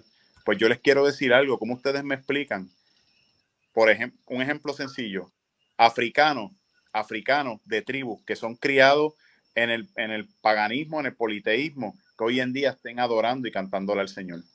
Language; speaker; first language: Spanish; native; Spanish